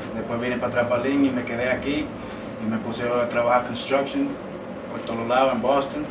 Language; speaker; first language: Spanish; early bilingual, heritage; Spanish